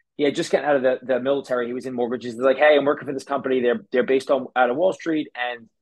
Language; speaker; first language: English; native; English